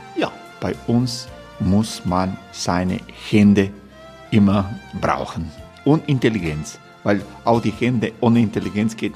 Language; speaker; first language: German; non-native, learner; Croatian